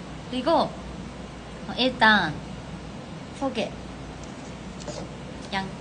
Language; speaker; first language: Korean; non-native, fluent; Japanese